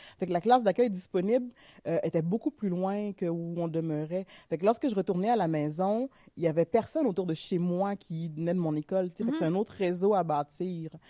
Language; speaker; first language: French; early bilingual, other home language; Haitian Creole